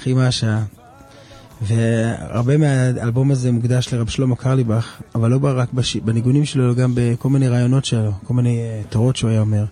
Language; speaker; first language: Hebrew; native; Hebrew